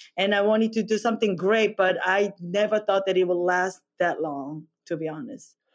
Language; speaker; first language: English; non-native, fluent; Korean